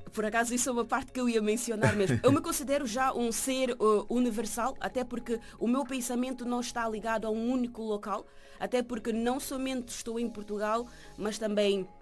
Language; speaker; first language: Portuguese; non-native, local second language; Kabuverdianu